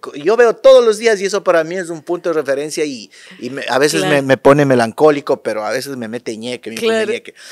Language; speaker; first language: Spanish; native; Spanish